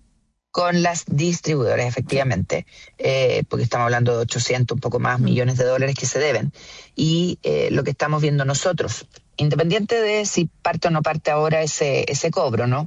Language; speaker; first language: Spanish; native; Spanish